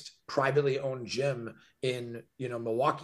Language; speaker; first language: English; native; English